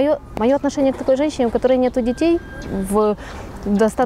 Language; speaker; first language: Russian; native; Russian